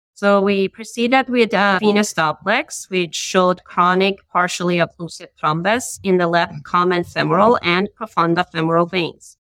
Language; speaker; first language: English; non-native, fluent; Persian